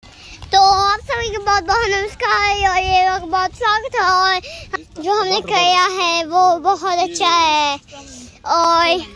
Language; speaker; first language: Hindi; non-native, learner; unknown